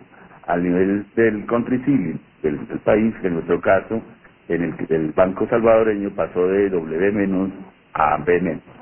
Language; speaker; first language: Spanish; native; Spanish